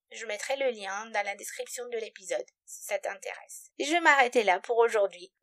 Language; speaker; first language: French; non-native, fluent; Romanian